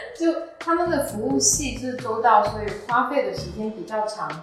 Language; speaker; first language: Chinese; non-native, local second language; Min Nan Chinese